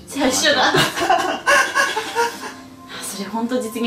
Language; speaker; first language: Japanese; native; Japanese